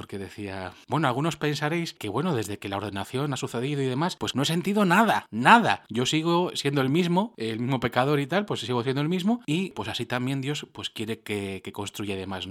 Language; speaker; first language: Spanish; native; Spanish